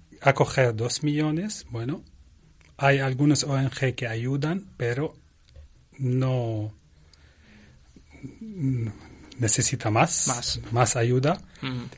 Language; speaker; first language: Spanish; non-native, learner; Arabic